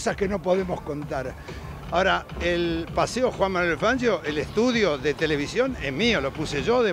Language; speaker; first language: Spanish; native; Spanish